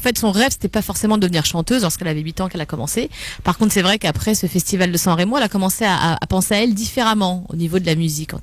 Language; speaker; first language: French; native; French